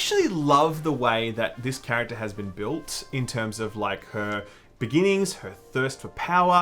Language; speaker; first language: English; native; English